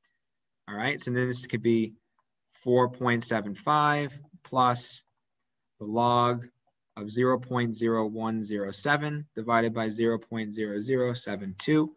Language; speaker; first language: English; native; English